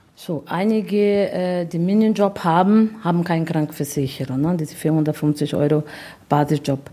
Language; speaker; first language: German; non-native, fluent; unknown